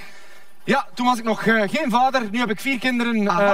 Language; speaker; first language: Dutch; native; Dutch